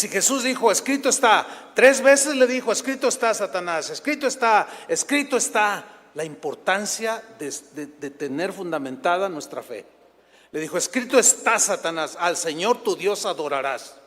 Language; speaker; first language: Spanish; native; Spanish